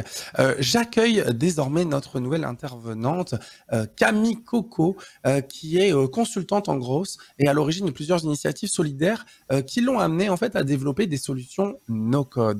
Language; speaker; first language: French; native; French